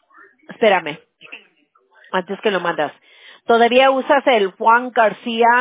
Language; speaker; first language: Spanish; early bilingual, heritage; Spanish